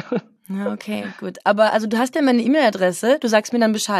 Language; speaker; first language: German; native; German